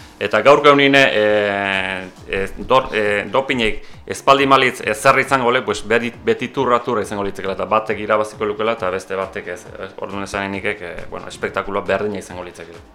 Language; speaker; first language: Basque; native; Basque